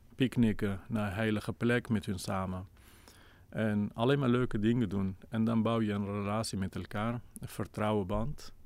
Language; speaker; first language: Dutch; non-native, fluent; Kurdish